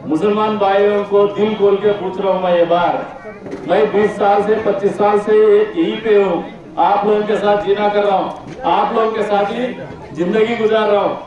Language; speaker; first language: Hindi; non-native, local second language; Telugu